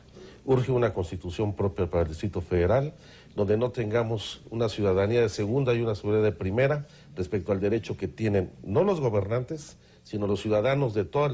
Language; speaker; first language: Spanish; native; Spanish